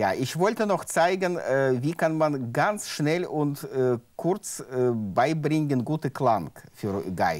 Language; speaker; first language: German; non-native, learner; Russian